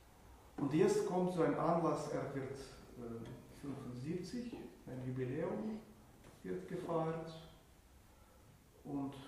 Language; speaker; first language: German; non-native, fluent; Russian